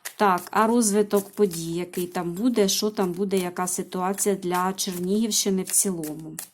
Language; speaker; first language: Ukrainian; non-native, local second language; Russian